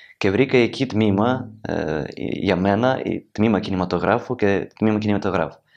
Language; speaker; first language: Greek; non-native, learner; Ukrainian